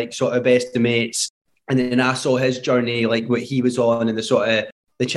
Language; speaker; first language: English; native; English